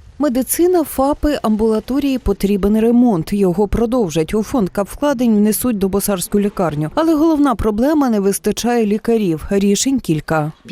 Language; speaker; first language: Ukrainian; non-native, local second language; Russian